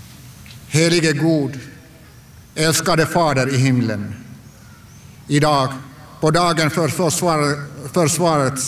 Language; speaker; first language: Swedish; non-native, local second language; Finnish